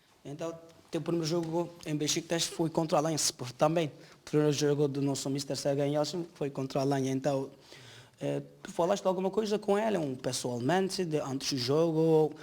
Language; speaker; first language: Portuguese; non-native, learner; Turkish